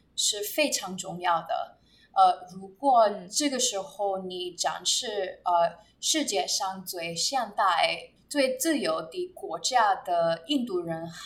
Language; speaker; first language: Chinese; non-native, fluent; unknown